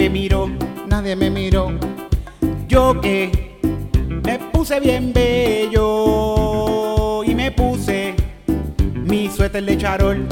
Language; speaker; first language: Spanish; native; Spanish